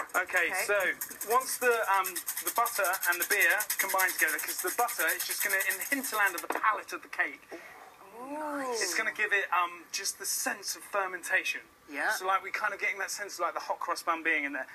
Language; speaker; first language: English; native; English